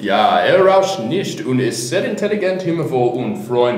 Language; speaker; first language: German; non-native, learner; English